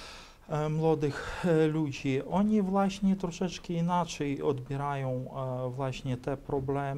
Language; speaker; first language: Polish; non-native, fluent; Ukrainian